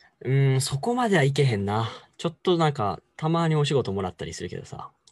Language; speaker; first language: Japanese; native; Japanese